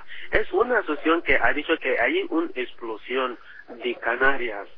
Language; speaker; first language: Spanish; non-native, learner; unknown